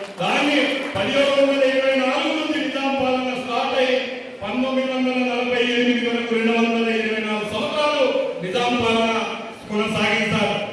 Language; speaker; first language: Telugu; non-native, local second language; Lambadi